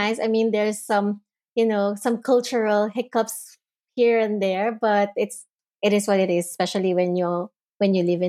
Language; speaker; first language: English; non-native, local second language; Filipino